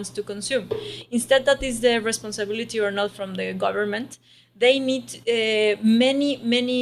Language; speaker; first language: English; non-native, learner; Spanish